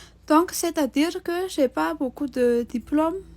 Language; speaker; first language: French; non-native, local second language; Malagasy